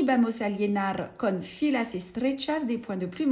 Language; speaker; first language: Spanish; non-native, learner; French